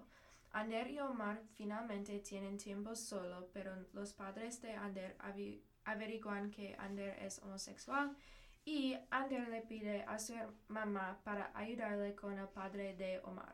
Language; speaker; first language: Spanish; non-native, learner; English